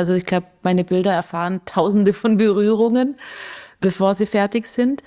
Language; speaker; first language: German; native; German